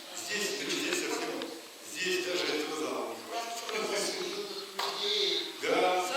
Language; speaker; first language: Russian; native; Russian